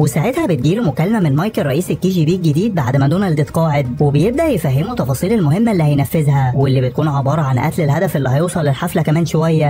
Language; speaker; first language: Arabic; native; Arabic